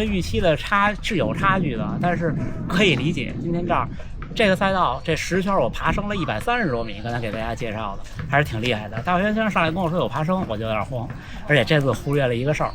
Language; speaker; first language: Chinese; native; Chinese